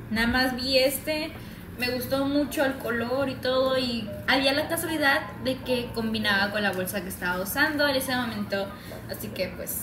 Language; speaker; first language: Spanish; native; Spanish